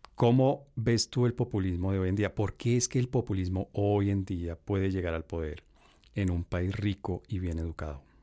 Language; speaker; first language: Spanish; native; Spanish